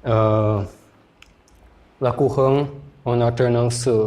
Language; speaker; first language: French; non-native, learner; Portuguese